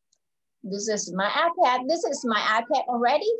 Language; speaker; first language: English; non-native, fluent; Vietnamese